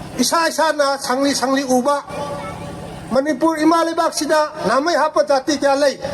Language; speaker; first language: Manipuri; non-native, local second language; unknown